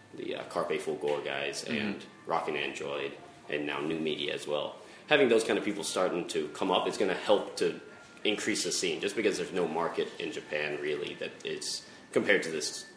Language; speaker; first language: English; native; English